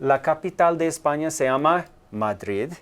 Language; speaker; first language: Spanish; non-native, fluent; English